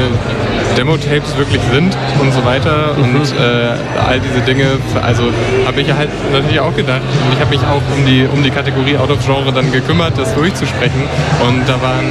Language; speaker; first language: German; native; German